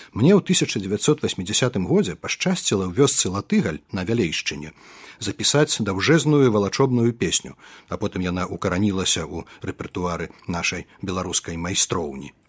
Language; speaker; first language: Belarusian; native; Belarusian